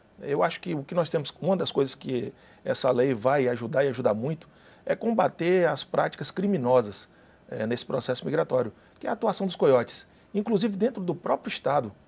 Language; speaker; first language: Portuguese; native; Portuguese